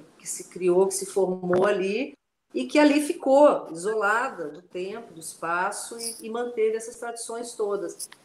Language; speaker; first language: Portuguese; non-native, local second language; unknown